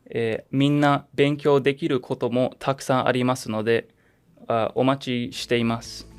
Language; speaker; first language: Japanese; early bilingual, heritage; Japanese